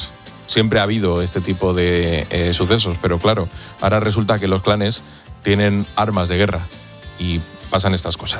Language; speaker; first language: Spanish; native; Spanish